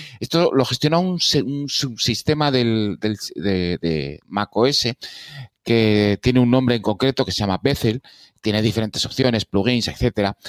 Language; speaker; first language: Spanish; native; Spanish